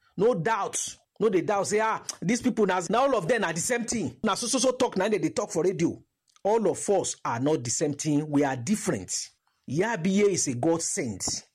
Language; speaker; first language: Nigerian Pidgin; non-native, local second language; Yoruba